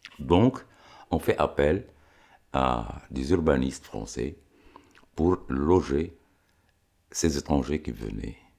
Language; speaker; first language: French; non-native, local second language; Arabic